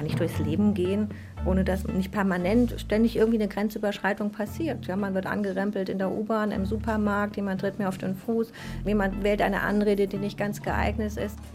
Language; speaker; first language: German; native; German